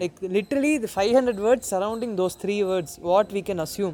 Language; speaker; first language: English; non-native, local second language; Tamil